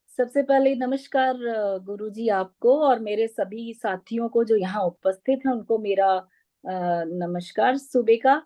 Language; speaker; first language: Hindi; native; Hindi